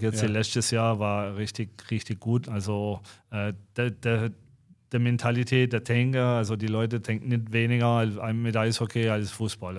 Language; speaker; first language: German; non-native, fluent; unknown